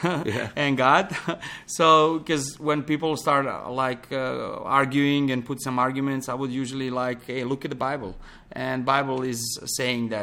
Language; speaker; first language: English; non-native, fluent; Serbian